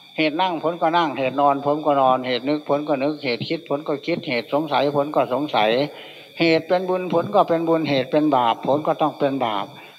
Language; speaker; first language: Thai; native; Thai